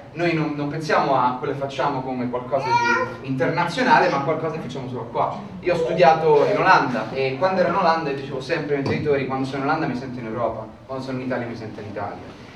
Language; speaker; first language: Italian; native; Italian